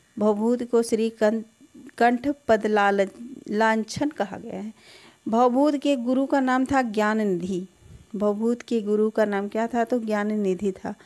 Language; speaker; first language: Hindi; native; Hindi